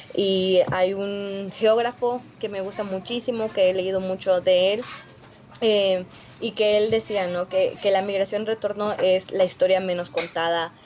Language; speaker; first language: Spanish; early bilingual, heritage; Spanish